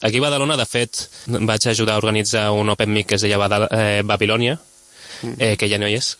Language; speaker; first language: Catalan; non-native, local second language; Spanish